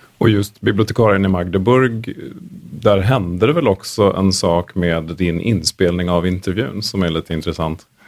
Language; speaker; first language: Swedish; native; Swedish